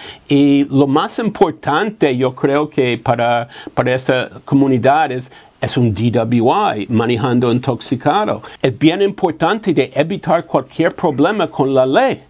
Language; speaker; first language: Spanish; non-native, fluent; English